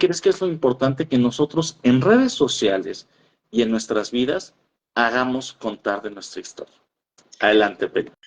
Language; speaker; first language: Spanish; native; Spanish